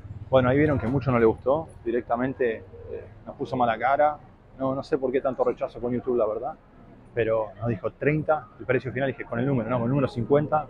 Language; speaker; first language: Spanish; native; Spanish